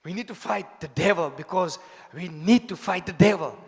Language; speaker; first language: English; non-native, local second language; Afrikaans